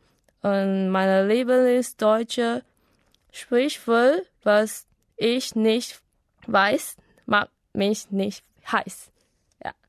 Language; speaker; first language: German; non-native, learner; Chinese